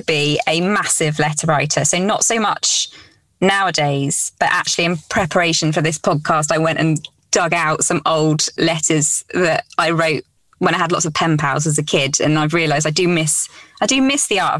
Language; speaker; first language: English; native; English